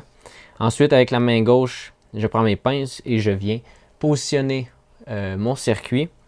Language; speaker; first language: French; native; French